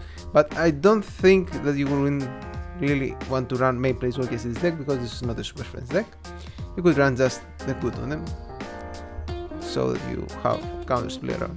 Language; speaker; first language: English; non-native, fluent; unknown